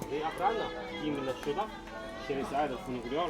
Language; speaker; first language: Russian; non-native, learner; Chinese